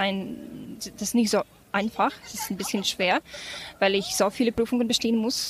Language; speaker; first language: German; non-native, fluent; Ukrainian